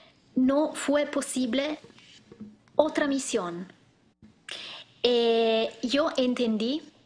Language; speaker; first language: Spanish; non-native, learner; Italian